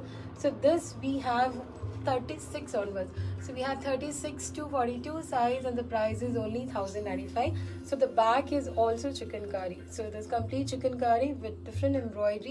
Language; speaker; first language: English; non-native, local second language; Hindi